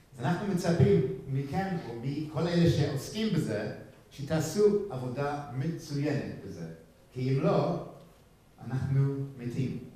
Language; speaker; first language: Hebrew; non-native, fluent; English